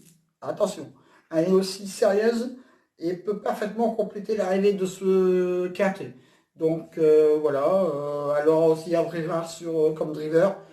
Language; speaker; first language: French; native; French